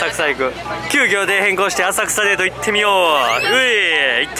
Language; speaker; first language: Japanese; native; Japanese